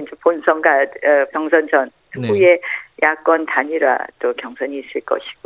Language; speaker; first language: Korean; native; Korean